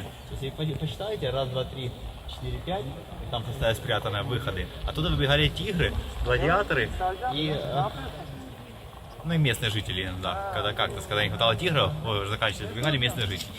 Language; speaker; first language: Russian; native; Russian